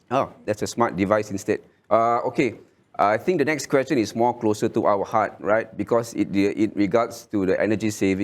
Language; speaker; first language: English; non-native, local second language; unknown